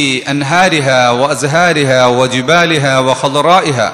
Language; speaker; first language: Arabic; non-native, fluent; Malayalam